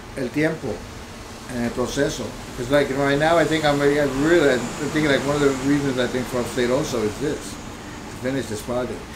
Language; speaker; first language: English; early bilingual, other home language; Spanish